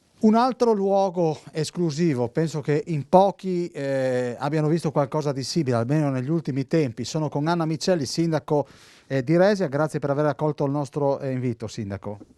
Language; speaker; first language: Italian; native; Italian